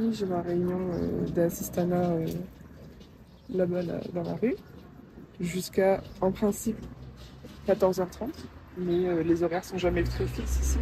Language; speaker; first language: French; native; French